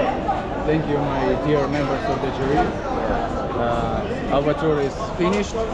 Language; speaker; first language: English; non-native, fluent; Russian